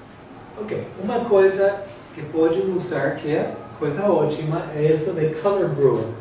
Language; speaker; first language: Portuguese; non-native, fluent; English